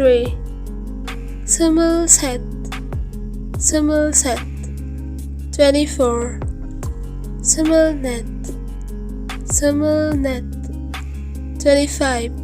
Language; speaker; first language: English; non-native, local second language; Hindi